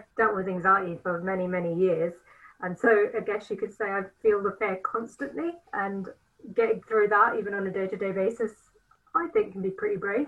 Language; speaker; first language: English; native; English